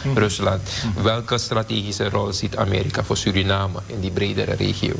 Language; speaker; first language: Dutch; native; Dutch